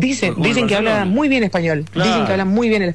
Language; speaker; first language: Spanish; native; Spanish